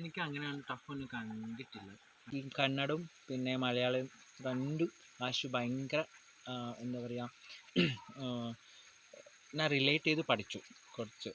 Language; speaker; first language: Malayalam; non-native, local second language; Kannada